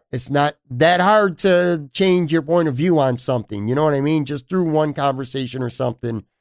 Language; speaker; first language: English; native; English